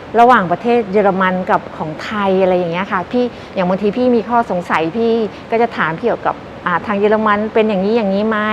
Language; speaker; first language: Thai; native; Thai